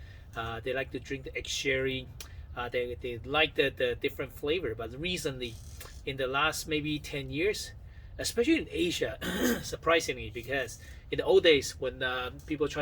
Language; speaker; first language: English; non-native, fluent; Chinese